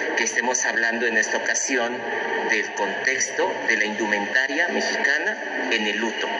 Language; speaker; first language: Spanish; native; Spanish